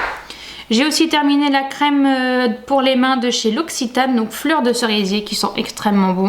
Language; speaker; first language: French; native; French